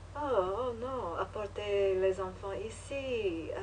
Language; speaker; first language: French; non-native, learner; English